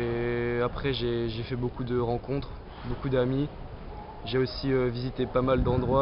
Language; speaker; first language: French; native; French